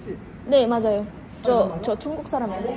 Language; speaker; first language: Korean; non-native, learner; Filipino